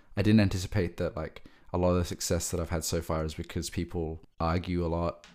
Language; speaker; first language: English; native; English